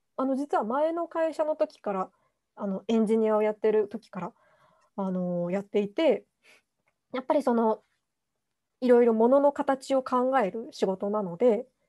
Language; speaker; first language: Japanese; native; Japanese